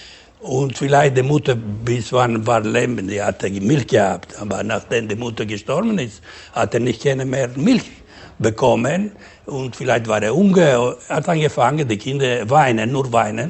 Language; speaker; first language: German; non-native, learner; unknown